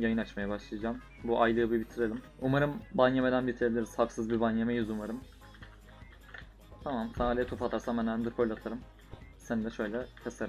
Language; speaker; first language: Turkish; native; Turkish